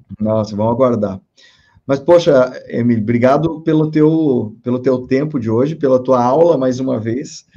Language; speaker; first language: Portuguese; native; Portuguese